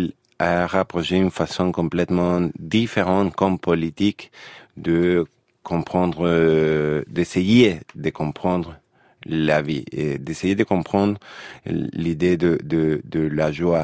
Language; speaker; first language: French; non-native, fluent; Spanish